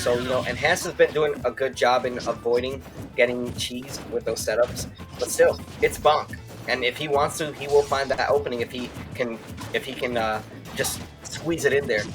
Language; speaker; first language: English; native; English